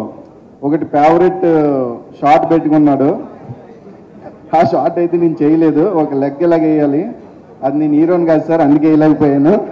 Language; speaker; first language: Telugu; native; Telugu